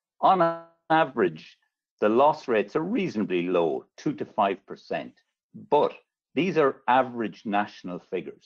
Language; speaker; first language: English; native; English